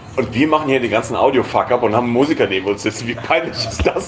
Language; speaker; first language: German; native; German